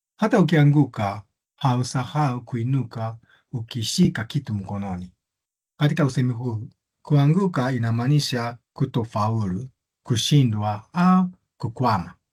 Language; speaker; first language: Swahili; non-native, fluent; Japanese